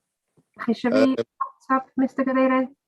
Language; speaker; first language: Welsh; native; Welsh